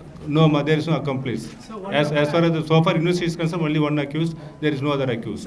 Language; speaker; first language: English; non-native, local second language; Tamil